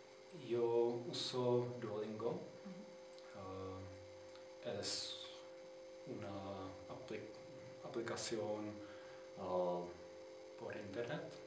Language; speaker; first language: Spanish; non-native, learner; Czech